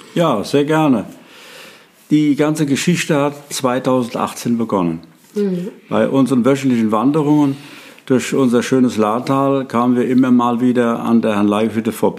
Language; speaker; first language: German; native; German